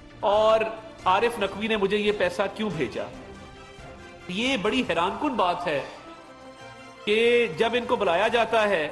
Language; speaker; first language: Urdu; non-native, local second language; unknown